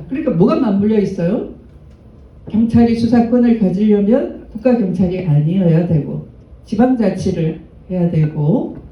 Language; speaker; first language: Korean; native; Korean